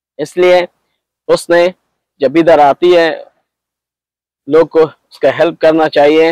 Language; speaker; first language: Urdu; non-native, learner; Pashto